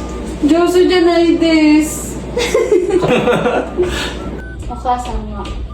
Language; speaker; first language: Japanese; non-native, learner; Filipino